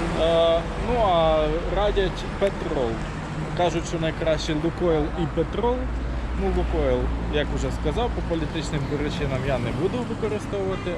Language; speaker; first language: Ukrainian; non-native, local second language; Russian